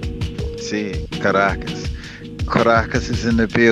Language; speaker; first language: Spanish; non-native, learner; English